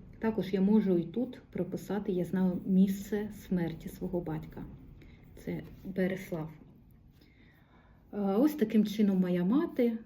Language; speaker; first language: Ukrainian; non-native, local second language; Russian